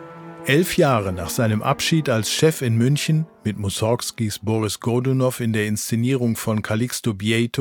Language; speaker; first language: German; native; German